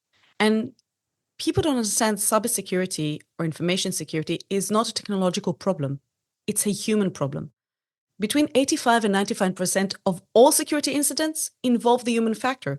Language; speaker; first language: English; non-native, fluent; Hebrew